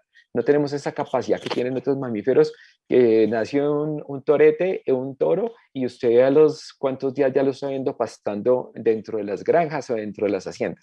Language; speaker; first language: Spanish; native; Spanish